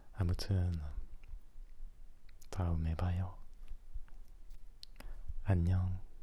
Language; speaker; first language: Korean; non-native, learner; French